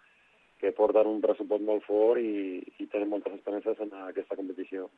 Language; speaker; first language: Catalan; non-native, local second language; Spanish